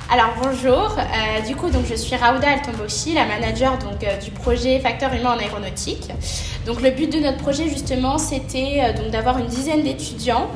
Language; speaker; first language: French; native; French